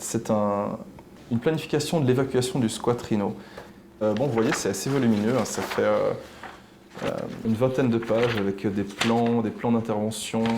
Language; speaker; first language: French; native; French